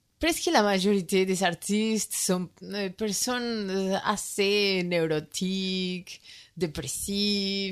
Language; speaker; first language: French; non-native, learner; Spanish